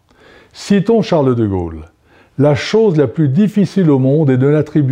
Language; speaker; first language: French; native; French